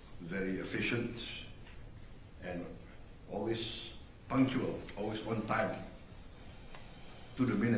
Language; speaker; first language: English; non-native, fluent; Indonesian